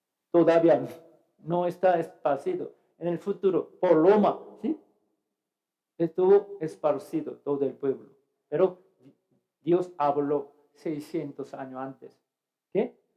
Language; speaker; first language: Spanish; non-native, fluent; Korean